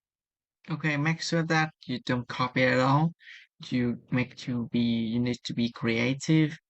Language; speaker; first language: English; non-native, learner; Vietnamese